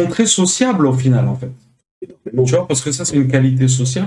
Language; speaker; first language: French; native; French